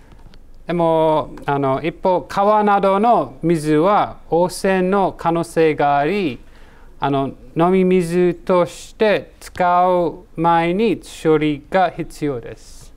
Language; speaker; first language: Japanese; non-native, learner; English